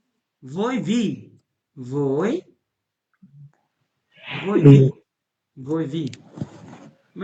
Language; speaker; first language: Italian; non-native, fluent; Bangla